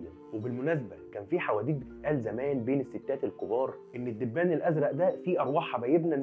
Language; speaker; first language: Arabic; native; Arabic